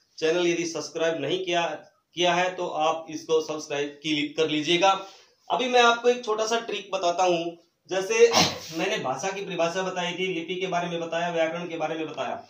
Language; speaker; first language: Hindi; native; Hindi